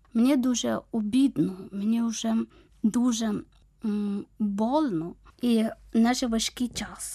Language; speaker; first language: Ukrainian; non-native, fluent; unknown